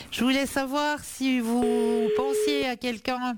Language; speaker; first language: French; native; French